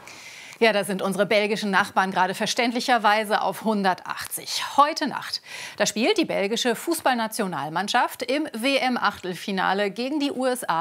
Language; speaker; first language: German; native; German